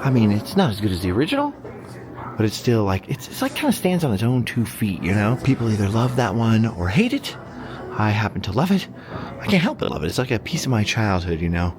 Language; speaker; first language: English; native; English